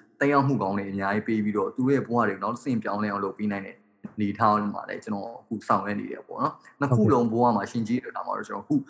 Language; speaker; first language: Burmese; native; Burmese